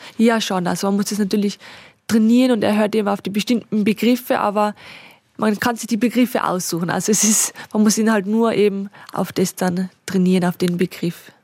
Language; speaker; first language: German; native; German